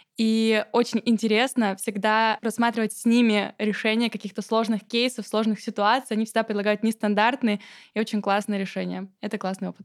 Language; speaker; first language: Russian; native; Russian